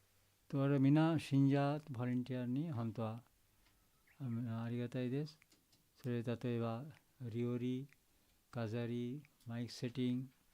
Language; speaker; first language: Japanese; non-native, learner; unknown